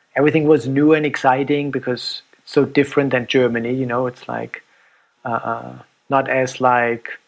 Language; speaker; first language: English; non-native, fluent; German